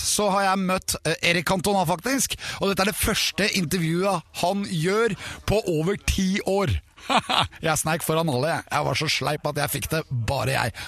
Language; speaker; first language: Norwegian; native; Norwegian